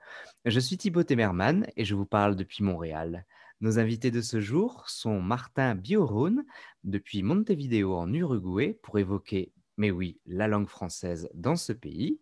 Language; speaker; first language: French; native; French